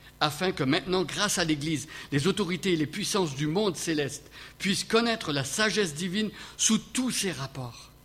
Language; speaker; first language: French; native; French